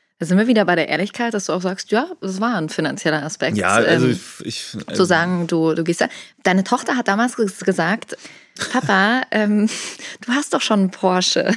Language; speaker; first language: German; native; German